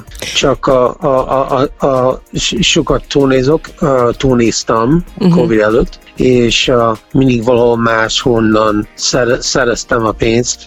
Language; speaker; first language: Hungarian; early bilingual, heritage; Hungarian